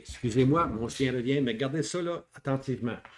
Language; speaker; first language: French; native; French